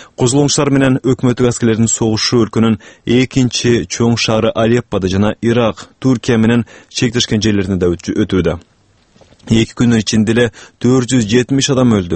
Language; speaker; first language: Kyrgyz; native; Kyrgyz